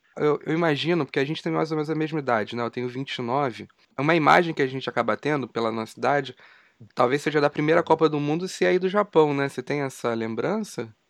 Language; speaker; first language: Portuguese; native; Portuguese